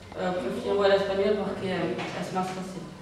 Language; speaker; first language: Spanish; non-native, learner; French